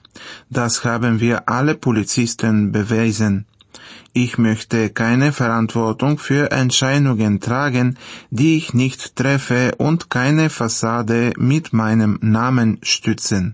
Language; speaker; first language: German; non-native, fluent; Bulgarian